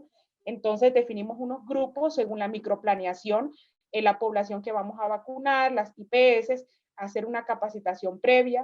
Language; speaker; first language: Spanish; native; Spanish